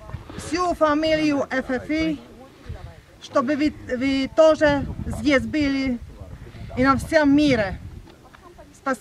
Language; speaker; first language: Russian; non-native, learner; Slovak